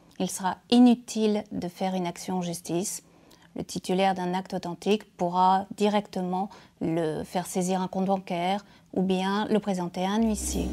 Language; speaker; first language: French; native; French